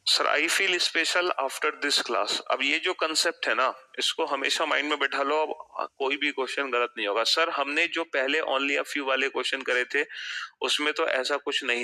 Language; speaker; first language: Hindi; native; Hindi